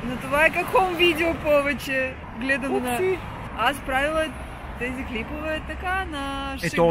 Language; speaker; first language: Bulgarian; non-native, fluent; Russian